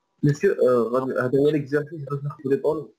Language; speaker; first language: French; non-native, local second language; Arabic